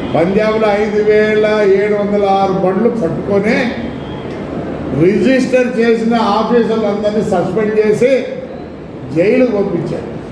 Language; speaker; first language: Telugu; native; Telugu